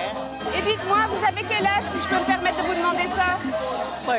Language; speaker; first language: French; native; French